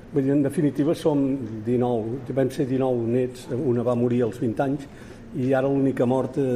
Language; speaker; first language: Catalan; native; Catalan